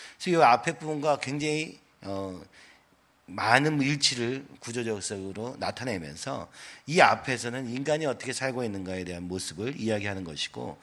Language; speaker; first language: Korean; native; Korean